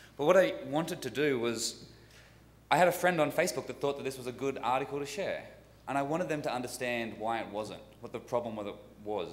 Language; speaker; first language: English; native; English